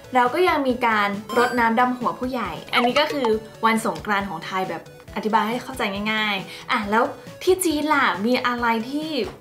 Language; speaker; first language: Thai; native; Thai